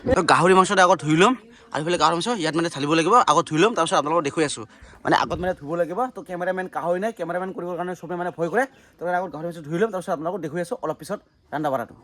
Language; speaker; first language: Assamese; non-native, local second language; Garo